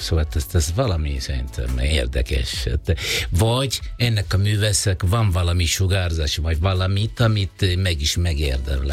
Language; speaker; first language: Hungarian; non-native, fluent; Italian